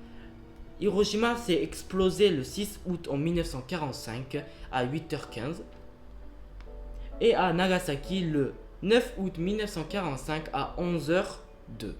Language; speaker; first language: French; early bilingual, other home language; Japanese